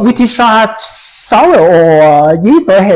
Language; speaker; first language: Welsh; non-native, learner; English